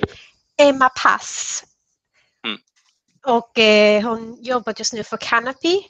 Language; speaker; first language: Swedish; non-native, fluent; Spanish